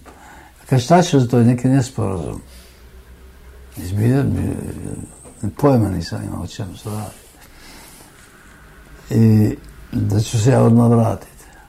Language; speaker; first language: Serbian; non-native, fluent; German